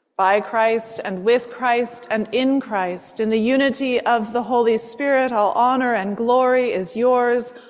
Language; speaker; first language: English; native; English